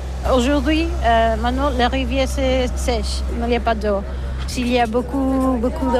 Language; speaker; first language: French; non-native, learner; Catalan